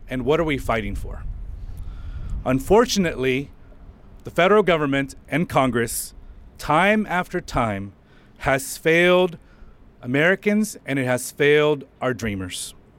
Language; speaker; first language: English; early bilingual, other home language; Spanish